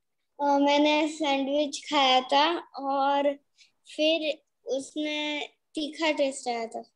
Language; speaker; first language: Hindi; non-native, local second language; Gujarati